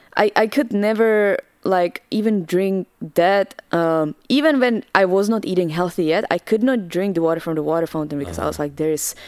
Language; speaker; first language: English; non-native, fluent; Czech